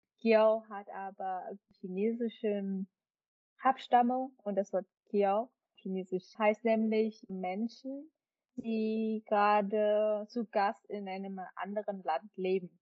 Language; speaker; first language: German; early bilingual, other home language; Vietnamese